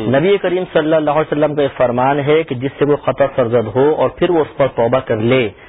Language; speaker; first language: Urdu; native; Urdu